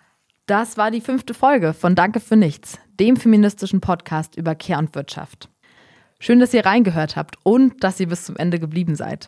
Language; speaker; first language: German; native; German